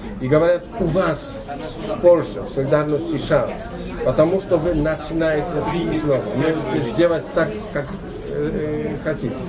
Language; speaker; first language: Russian; non-native, learner; Polish